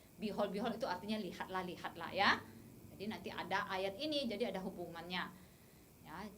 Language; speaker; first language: Indonesian; native; Indonesian